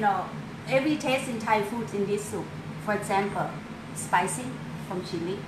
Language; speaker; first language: English; non-native, learner; Thai